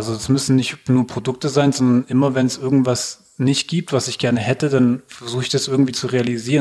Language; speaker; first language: German; native; German